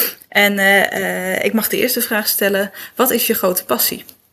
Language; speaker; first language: Dutch; native; Dutch